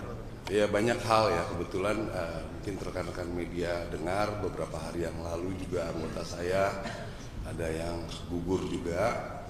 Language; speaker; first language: Indonesian; native; Indonesian